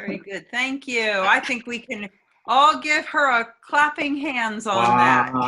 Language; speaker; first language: English; native; English